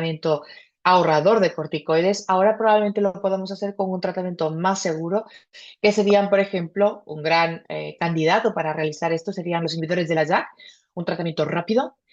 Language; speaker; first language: Spanish; native; Spanish